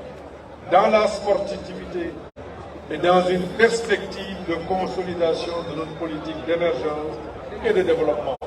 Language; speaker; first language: French; non-native, local second language; Wolof